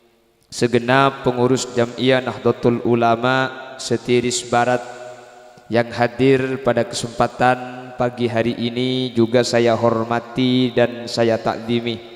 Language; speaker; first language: Indonesian; non-native, local second language; Madurese